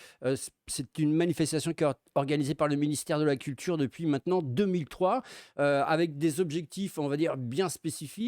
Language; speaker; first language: French; native; French